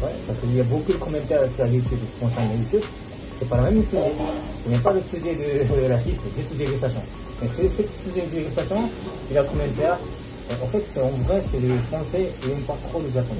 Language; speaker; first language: French; non-native, learner; Japanese